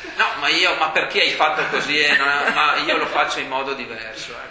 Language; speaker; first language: Italian; native; Italian